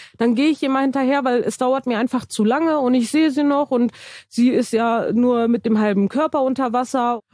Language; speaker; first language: German; early bilingual, other home language; Turkish